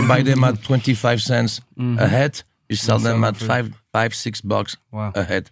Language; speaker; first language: English; non-native, fluent; French